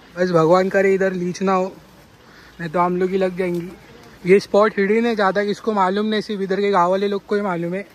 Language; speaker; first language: Hindi; non-native, local second language; Marathi